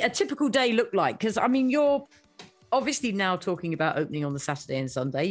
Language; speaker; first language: English; native; English